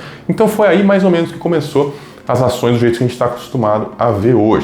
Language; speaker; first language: Portuguese; native; Portuguese